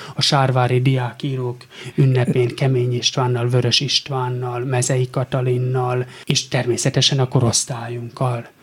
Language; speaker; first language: Hungarian; native; Hungarian